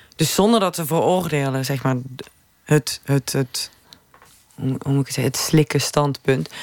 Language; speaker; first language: Dutch; native; Dutch